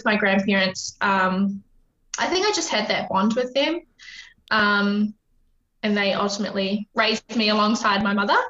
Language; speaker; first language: English; native; English